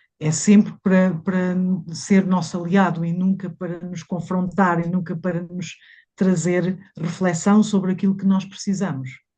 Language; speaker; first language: Portuguese; native; Portuguese